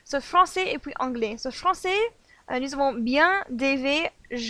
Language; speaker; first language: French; non-native, fluent; English